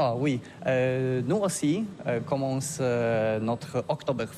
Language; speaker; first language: French; non-native, learner; Polish